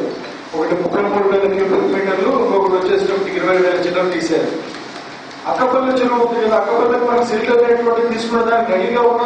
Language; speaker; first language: Telugu; native; Telugu